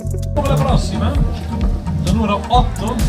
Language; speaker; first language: Italian; native; Italian